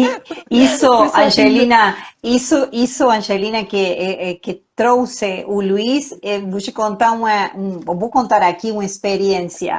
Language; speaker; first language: Portuguese; non-native, fluent; Spanish